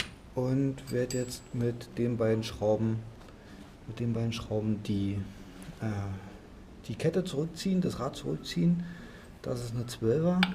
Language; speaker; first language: German; native; German